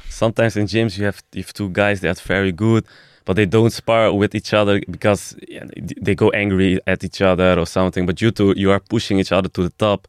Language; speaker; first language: English; non-native, learner; Dutch